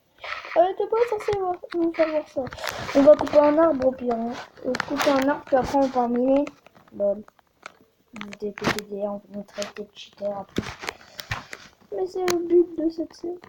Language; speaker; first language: French; native; French